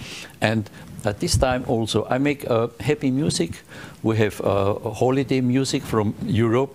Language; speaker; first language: English; non-native, learner; German